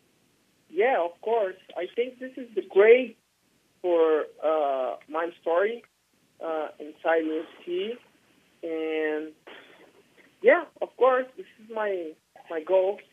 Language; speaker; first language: English; non-native, learner; Portuguese